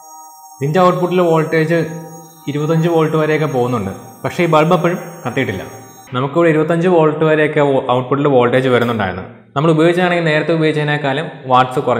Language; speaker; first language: Malayalam; native; Malayalam